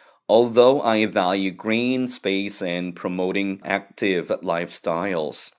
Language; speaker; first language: English; non-native, fluent; Korean